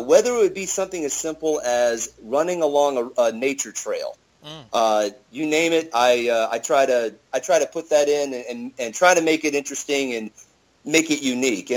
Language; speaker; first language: English; native; English